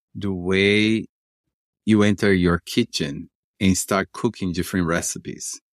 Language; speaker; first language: English; non-native, fluent; Portuguese